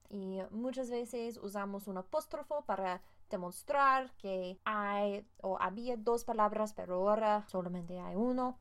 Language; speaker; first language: Spanish; non-native, fluent; English